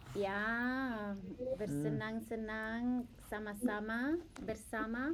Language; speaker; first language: Indonesian; non-native, learner; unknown